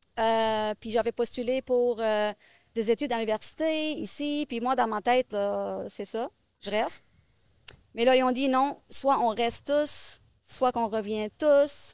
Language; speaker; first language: French; non-native, local second language; Arabic